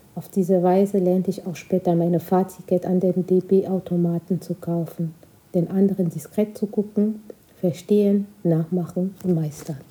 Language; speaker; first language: German; non-native, fluent; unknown